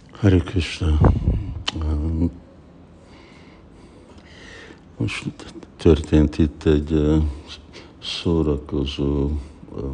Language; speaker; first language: Hungarian; early bilingual, heritage; Hungarian